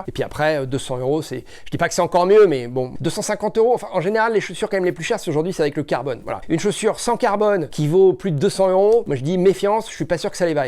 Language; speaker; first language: French; native; French